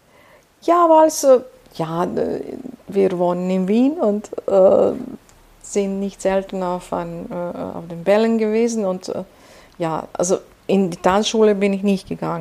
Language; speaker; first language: German; non-native, fluent; Serbian